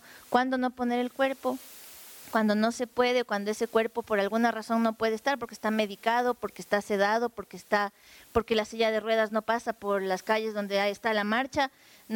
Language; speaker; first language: Spanish; native; Spanish